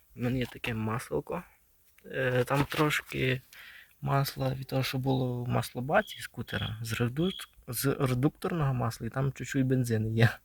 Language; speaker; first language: Ukrainian; native; Ukrainian